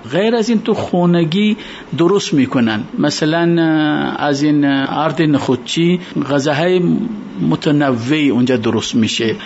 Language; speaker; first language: Persian; non-native, fluent; Urdu